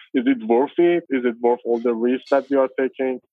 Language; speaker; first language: English; non-native, fluent; Persian